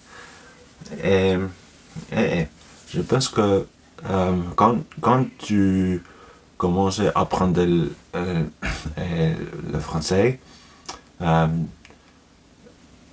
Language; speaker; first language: French; non-native, learner; Finnish